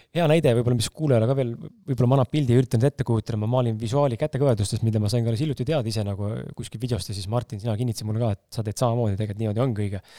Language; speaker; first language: Estonian; native; Estonian